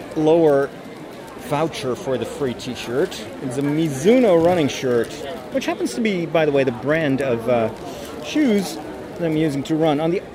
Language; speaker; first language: English; non-native, fluent; Dutch